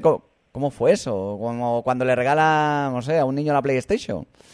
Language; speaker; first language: Spanish; native; Spanish